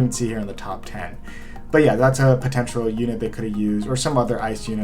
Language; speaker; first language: English; native; English